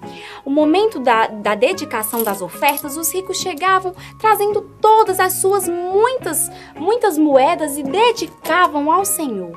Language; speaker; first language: Portuguese; native; Portuguese